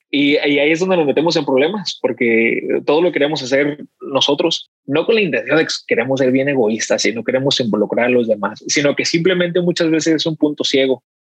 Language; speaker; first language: Spanish; native; Spanish